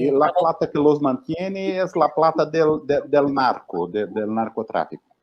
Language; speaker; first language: Spanish; non-native, learner; Portuguese